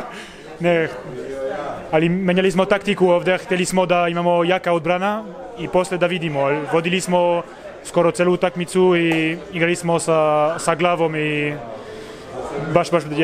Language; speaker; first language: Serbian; early bilingual, heritage; Danish